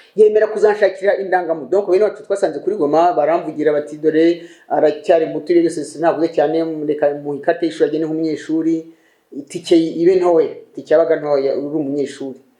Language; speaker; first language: Kinyarwanda; native; Kinyarwanda